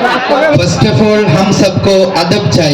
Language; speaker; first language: Hindi; non-native, local second language; Malayalam